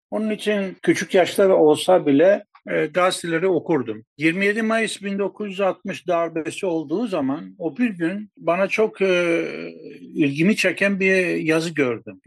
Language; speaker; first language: Turkish; non-native, local second language; Greek